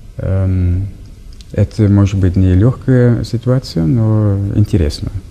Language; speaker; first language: Russian; non-native, fluent; Norwegian